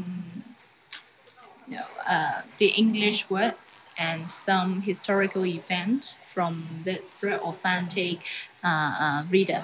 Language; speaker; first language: English; non-native, local second language; Cantonese